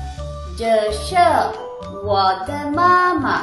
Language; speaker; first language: Chinese; non-native, fluent; Sinhala